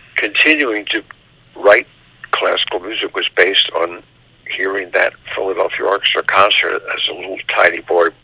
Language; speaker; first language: English; native; English